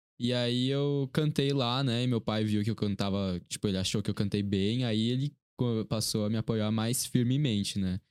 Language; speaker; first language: Portuguese; early bilingual, other home language; Korean